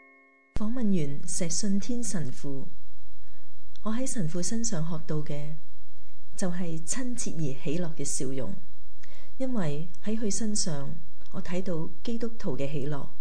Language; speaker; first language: Chinese; native; Chinese